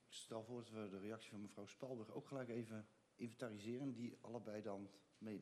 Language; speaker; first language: Dutch; native; Dutch